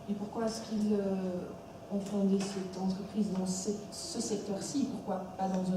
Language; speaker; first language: French; non-native, fluent; Dutch